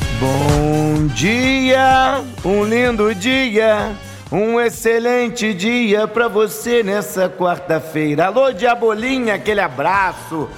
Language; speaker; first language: Portuguese; native; Portuguese